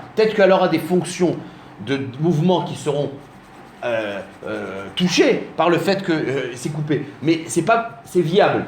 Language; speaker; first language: French; native; French